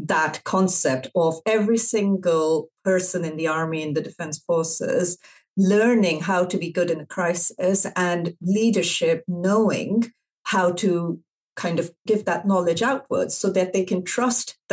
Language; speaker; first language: English; non-native, local second language; Urdu